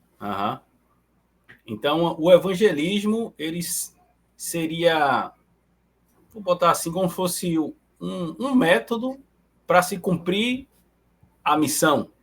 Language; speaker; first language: Portuguese; native; Portuguese